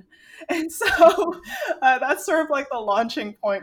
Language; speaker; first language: English; non-native, local second language; Cantonese